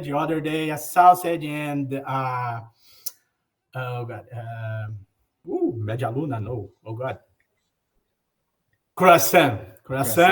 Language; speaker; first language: English; non-native, learner; Portuguese